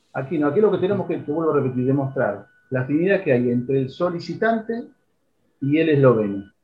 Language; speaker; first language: Spanish; native; Spanish